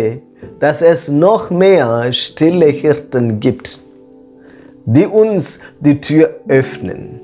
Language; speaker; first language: German; non-native, fluent; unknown